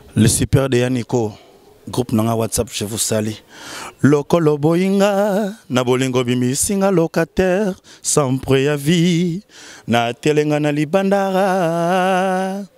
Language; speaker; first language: Lingala; native; Lingala